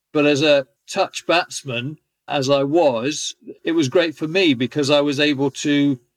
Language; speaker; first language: English; native; English